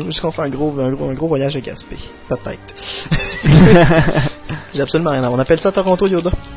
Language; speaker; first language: French; native; French